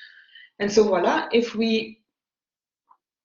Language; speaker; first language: English; non-native, fluent; Dutch